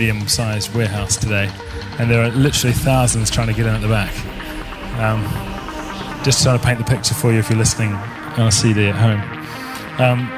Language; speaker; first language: English; native; English